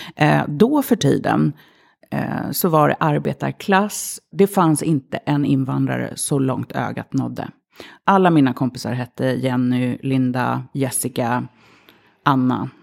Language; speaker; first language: Swedish; early bilingual, other home language; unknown